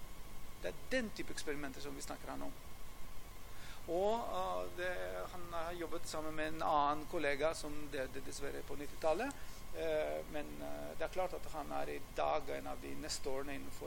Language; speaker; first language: Norwegian; non-native, fluent; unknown